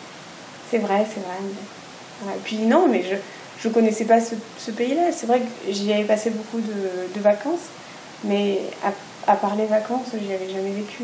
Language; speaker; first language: French; native; French